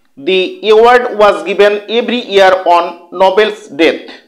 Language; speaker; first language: English; non-native, local second language; Bangla